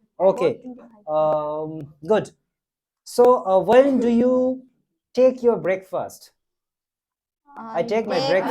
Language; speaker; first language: English; non-native, local second language; Bangla